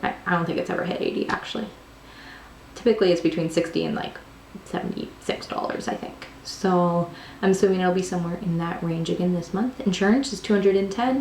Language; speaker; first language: English; native; English